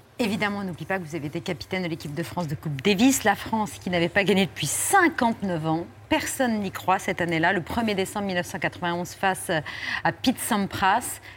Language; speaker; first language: French; native; French